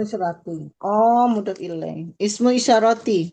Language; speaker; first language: Arabic; non-native, learner; Indonesian